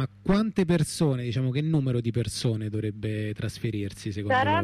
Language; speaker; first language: Italian; native; Italian